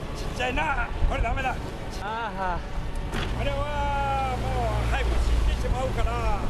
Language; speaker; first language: Japanese; native; Japanese